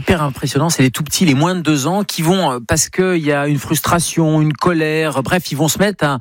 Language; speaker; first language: French; native; French